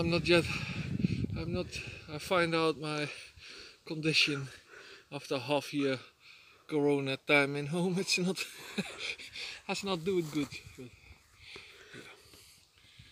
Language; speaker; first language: English; non-native, learner; Dutch